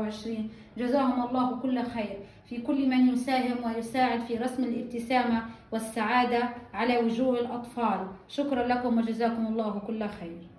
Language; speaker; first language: Arabic; native; Arabic